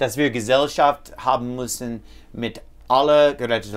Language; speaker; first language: German; non-native, fluent; English